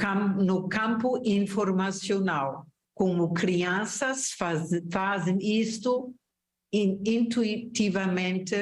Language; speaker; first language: Portuguese; non-native, fluent; German